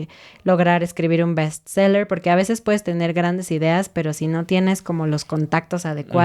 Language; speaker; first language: Spanish; native; Spanish